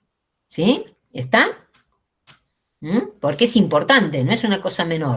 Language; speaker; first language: Spanish; native; Spanish